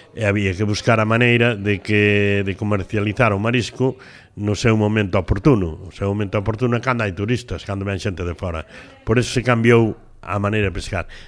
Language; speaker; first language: Galician; native; Galician